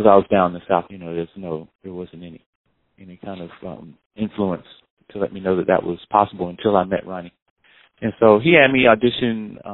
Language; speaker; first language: English; native; English